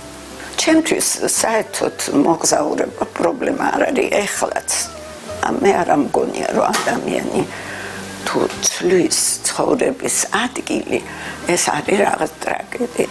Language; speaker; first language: Georgian; early bilingual, heritage; Georgian